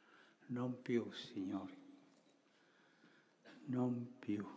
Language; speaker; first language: Italian; early bilingual, heritage; Spanish